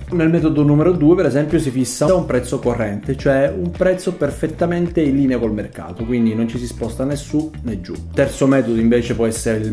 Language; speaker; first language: Italian; native; Italian